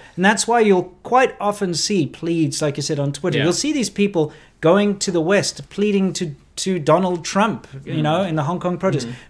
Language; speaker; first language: English; native; English